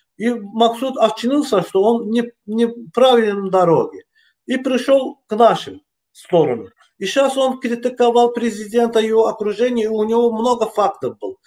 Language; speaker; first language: Russian; non-native, local second language; Azerbaijani